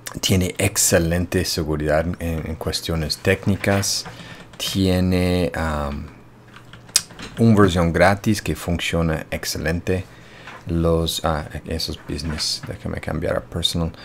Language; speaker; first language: Spanish; non-native, fluent; English